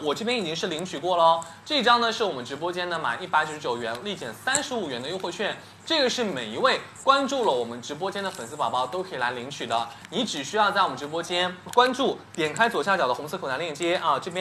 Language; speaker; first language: Chinese; native; Chinese